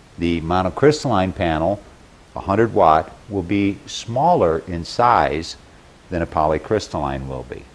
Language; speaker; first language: English; native; English